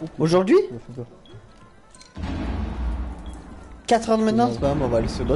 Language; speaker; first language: French; native; French